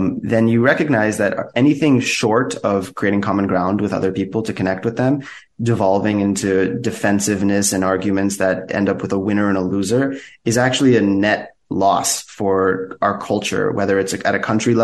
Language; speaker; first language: English; native; English